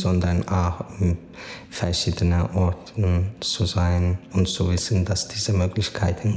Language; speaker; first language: German; non-native, learner; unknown